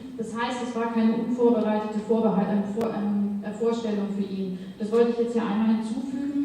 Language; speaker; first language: German; native; German